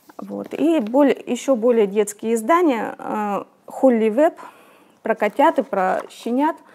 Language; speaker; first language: Russian; native; Russian